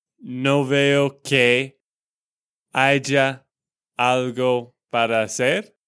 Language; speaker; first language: Spanish; non-native, fluent; English